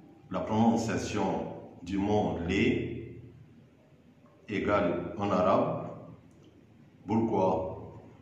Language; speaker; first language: French; non-native, fluent; Arabic